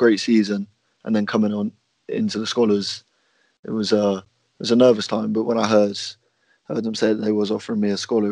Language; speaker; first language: English; native; English